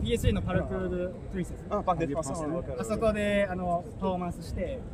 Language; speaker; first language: Japanese; native; Japanese